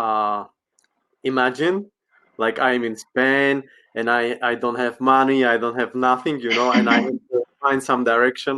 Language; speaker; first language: English; non-native, learner; Slovak